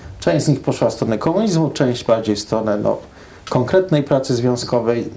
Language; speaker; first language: Polish; early bilingual, heritage; Polish